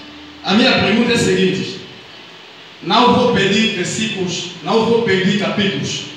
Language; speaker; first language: Portuguese; non-native, learner; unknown